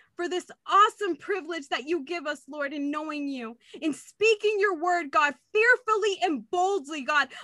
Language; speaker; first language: English; early bilingual, other home language; Spanish